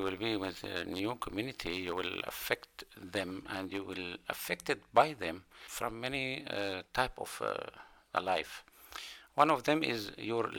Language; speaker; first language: English; non-native, learner; Arabic